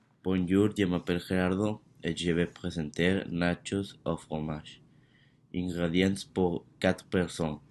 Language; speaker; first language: French; non-native, learner; Spanish